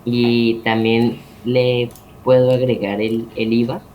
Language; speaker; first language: Spanish; native; Spanish